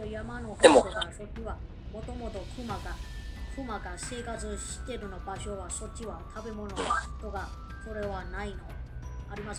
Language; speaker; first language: Japanese; non-native, learner; Chinese